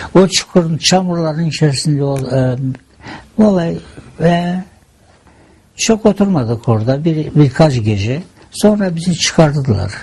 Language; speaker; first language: Turkish; non-native, fluent; Ukrainian